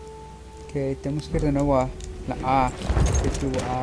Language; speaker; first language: Spanish; early bilingual, heritage; Spanish